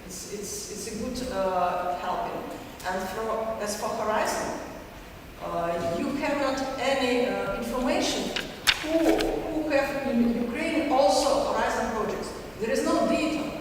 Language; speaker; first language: English; non-native, learner; Ukrainian